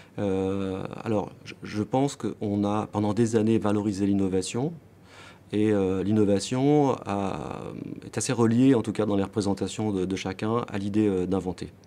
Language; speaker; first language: French; native; French